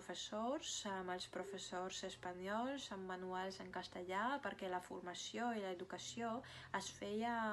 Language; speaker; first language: Catalan; non-native, fluent; Russian